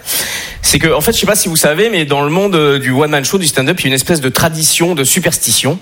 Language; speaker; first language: French; native; French